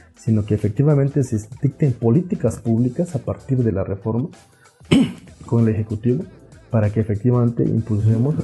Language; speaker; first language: Spanish; non-native, local second language; Zapotec